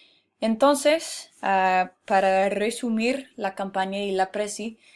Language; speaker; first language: Spanish; non-native, fluent; English